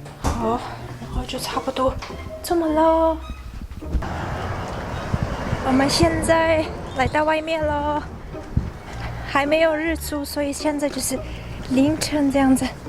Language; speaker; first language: Chinese; non-native, fluent; Mongolian